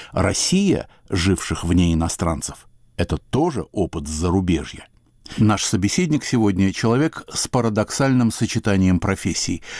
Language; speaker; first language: Russian; native; Russian